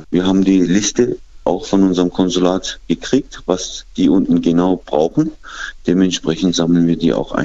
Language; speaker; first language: German; early bilingual, other home language; Turkish